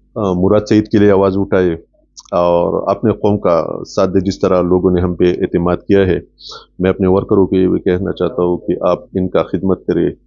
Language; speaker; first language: Urdu; non-native, local second language; Pashto